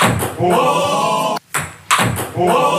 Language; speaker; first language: Korean; native; Korean